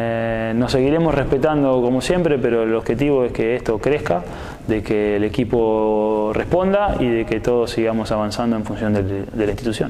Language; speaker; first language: Spanish; native; Spanish